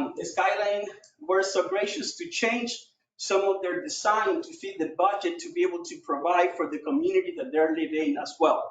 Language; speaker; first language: English; non-native, fluent; Spanish